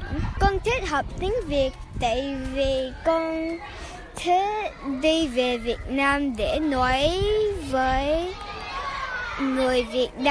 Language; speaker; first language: Vietnamese; early bilingual, heritage; Vietnamese